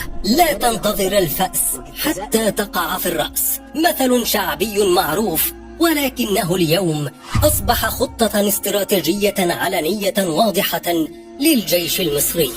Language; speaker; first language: Arabic; native; Arabic